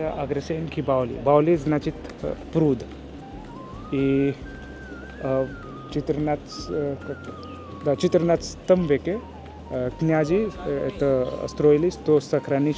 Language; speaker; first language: Russian; non-native, learner; Hindi